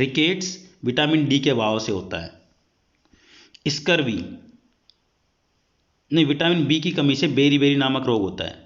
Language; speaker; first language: Hindi; native; Hindi